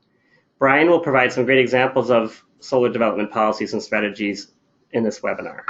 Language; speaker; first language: English; native; English